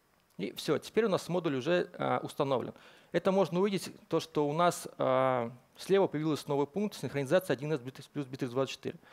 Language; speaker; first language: Russian; native; Russian